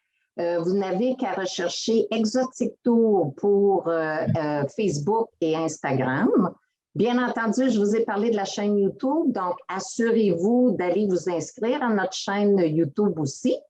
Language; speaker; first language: French; native; French